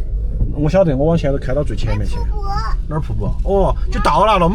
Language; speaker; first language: Chinese; native; Chinese